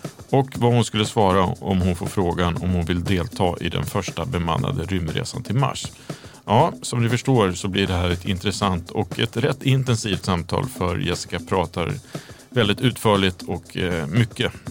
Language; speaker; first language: Swedish; native; Swedish